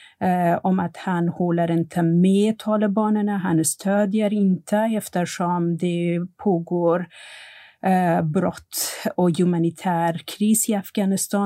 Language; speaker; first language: Swedish; non-native, fluent; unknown